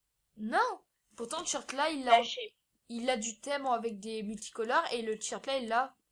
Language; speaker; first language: French; native; French